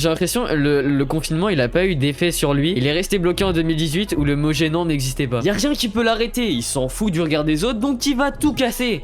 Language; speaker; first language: French; native; French